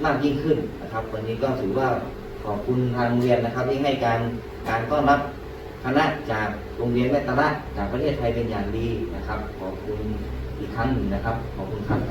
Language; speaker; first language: Thai; native; Thai